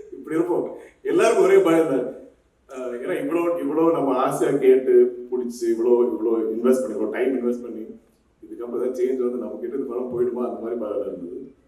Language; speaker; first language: Tamil; non-native, local second language; Malayalam